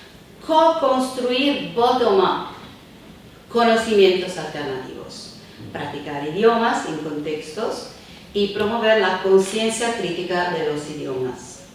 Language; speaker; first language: Spanish; non-native, fluent; Italian